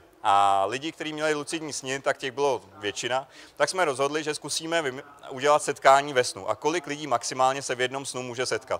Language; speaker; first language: Czech; native; Czech